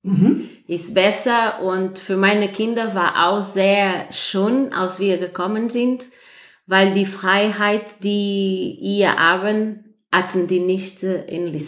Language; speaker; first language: German; non-native, fluent; Portuguese